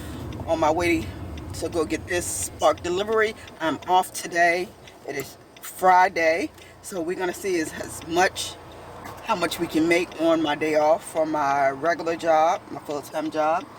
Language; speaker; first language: English; native; English